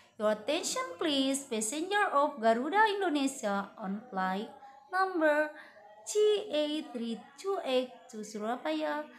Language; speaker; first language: English; non-native, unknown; Indonesian